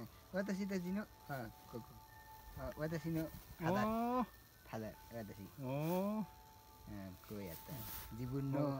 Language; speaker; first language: Japanese; non-native, learner; Nepali